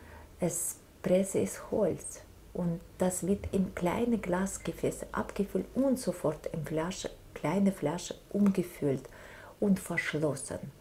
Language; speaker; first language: German; non-native, fluent; Russian